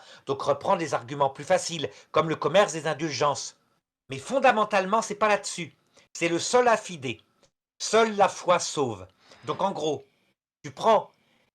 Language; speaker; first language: French; native; French